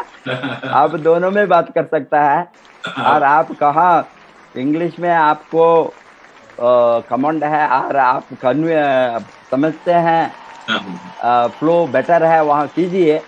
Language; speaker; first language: Hindi; non-native, local second language; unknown